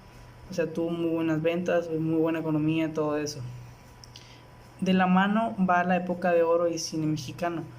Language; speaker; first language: Spanish; native; Spanish